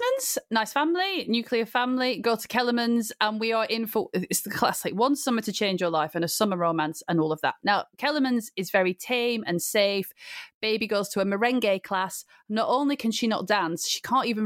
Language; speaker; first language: English; native; English